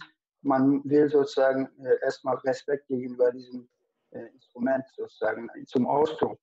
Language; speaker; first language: German; early bilingual, other home language; Turkish